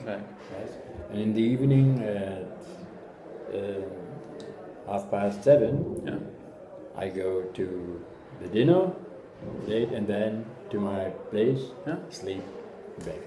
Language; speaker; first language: English; non-native, learner; German